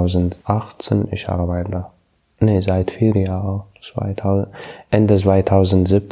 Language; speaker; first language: German; non-native, learner; Arabic